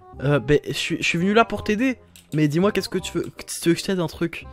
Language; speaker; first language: French; native; French